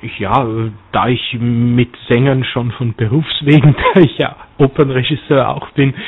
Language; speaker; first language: German; native; German